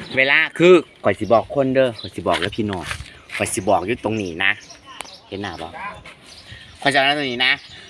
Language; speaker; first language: Thai; native; Thai